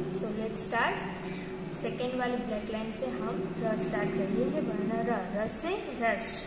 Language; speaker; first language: Hindi; non-native, local second language; Gujarati